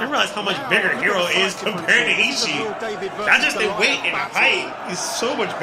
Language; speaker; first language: English; native; English